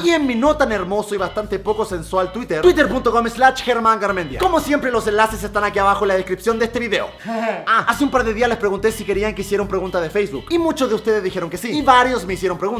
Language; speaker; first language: Spanish; native; Spanish